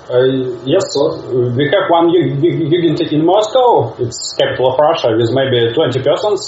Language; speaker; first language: English; non-native, learner; Russian